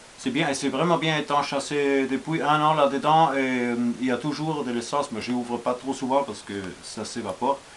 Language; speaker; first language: French; non-native, fluent; German